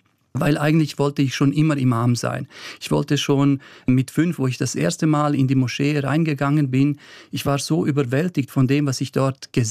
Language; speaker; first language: German; early bilingual, other home language; Bosnian